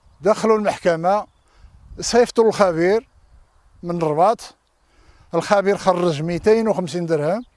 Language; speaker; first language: Arabic; non-native, local second language; Riffian